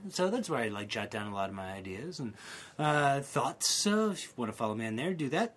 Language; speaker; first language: English; native; English